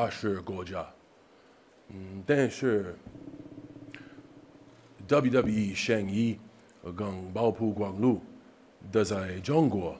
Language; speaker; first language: Chinese; non-native, learner; English